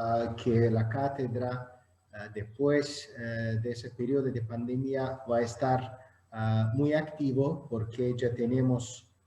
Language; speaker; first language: Spanish; non-native, fluent; Azerbaijani